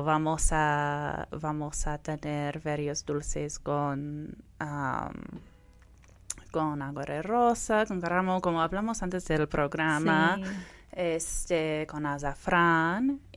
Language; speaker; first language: Spanish; non-native, fluent; English